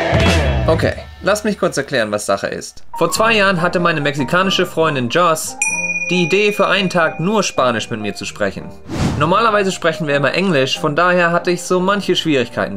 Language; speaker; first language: German; native; German